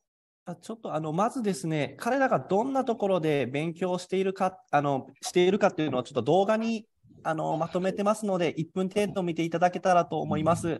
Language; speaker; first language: Japanese; native; Japanese